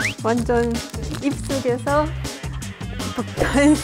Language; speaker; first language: Korean; non-native, fluent; Ukrainian